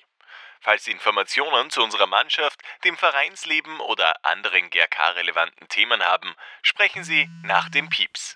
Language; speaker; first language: German; native; German